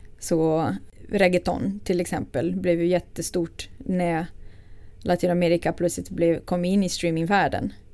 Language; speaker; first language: Swedish; non-native, fluent; Portuguese